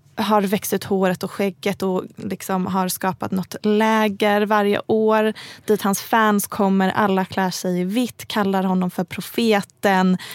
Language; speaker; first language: Swedish; native; Swedish